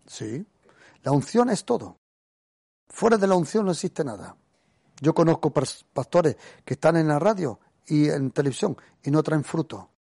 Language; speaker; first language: Spanish; early bilingual, heritage; Spanish